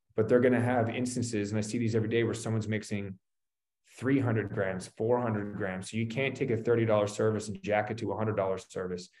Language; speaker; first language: English; native; English